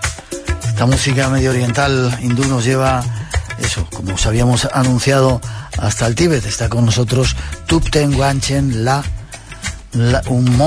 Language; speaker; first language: Spanish; native; Spanish